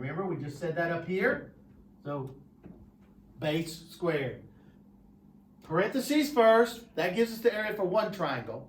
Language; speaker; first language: English; native; English